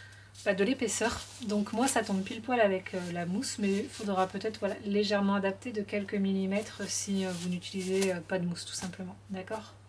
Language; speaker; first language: French; native; French